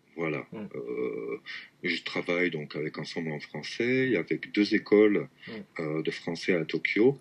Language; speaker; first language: French; native; French